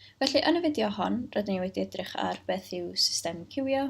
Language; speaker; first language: Welsh; native; Welsh